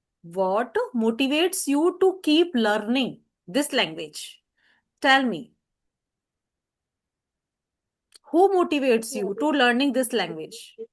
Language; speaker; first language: English; non-native, learner; Hindi